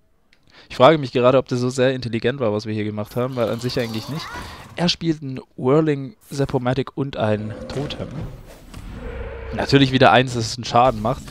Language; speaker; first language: German; native; German